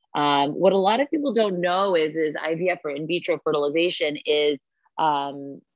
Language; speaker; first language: English; native; English